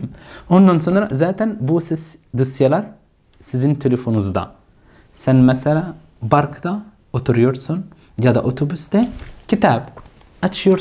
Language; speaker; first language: Turkish; non-native, fluent; Arabic